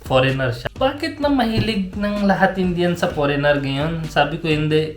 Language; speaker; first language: Filipino; non-native, learner; Punjabi